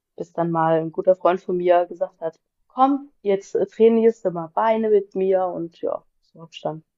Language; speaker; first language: German; native; German